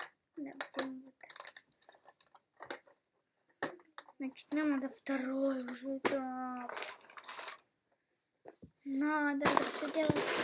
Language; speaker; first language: Russian; early bilingual, heritage; Russian